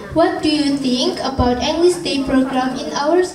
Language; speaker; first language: English; non-native, learner; Indonesian